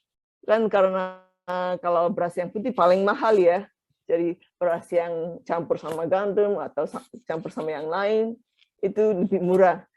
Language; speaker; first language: Indonesian; non-native, fluent; Japanese